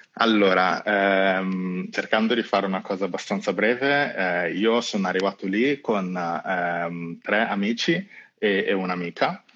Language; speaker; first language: Italian; early bilingual, other home language; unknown